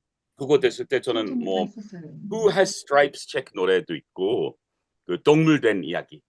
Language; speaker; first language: Korean; non-native, learner; English